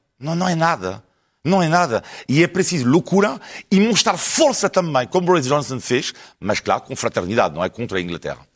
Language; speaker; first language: Portuguese; non-native, fluent; French